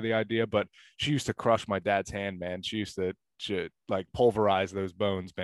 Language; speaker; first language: English; native; English